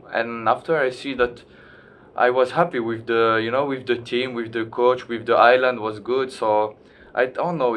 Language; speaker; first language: English; non-native, learner; French